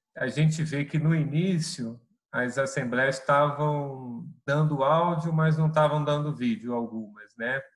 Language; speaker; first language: Portuguese; native; Portuguese